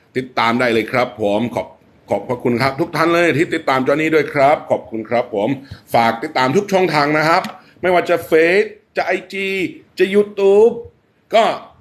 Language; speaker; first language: Thai; non-native, fluent; English